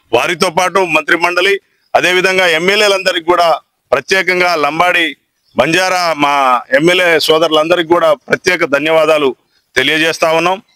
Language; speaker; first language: Telugu; non-native, local second language; Lambadi